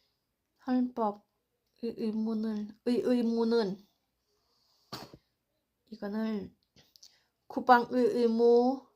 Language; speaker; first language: Korean; non-native, learner; Thai